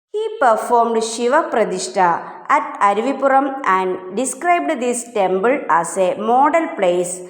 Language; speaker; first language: English; non-native, local second language; Malayalam